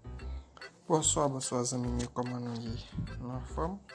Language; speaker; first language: French; non-native, local second language; Haitian Creole